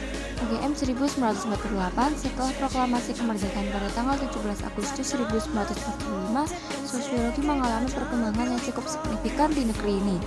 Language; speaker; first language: Indonesian; native; Indonesian